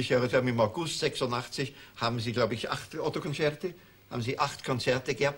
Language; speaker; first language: German; native; German